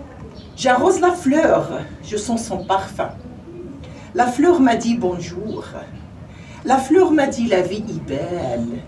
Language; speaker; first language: French; non-native, learner; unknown